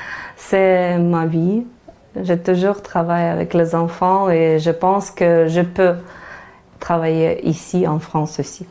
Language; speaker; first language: French; non-native, learner; Ukrainian